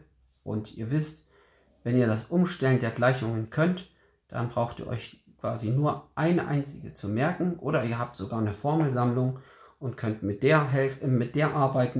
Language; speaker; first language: German; native; German